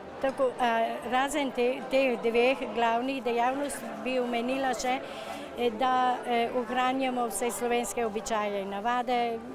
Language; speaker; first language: Slovenian; native; Slovenian